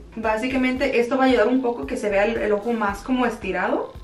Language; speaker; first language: Spanish; early bilingual, heritage; Spanish